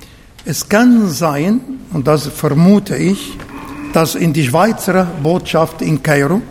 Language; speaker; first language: German; non-native, learner; Arabic